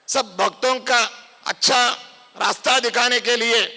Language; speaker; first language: Hindi; non-native, local second language; Kannada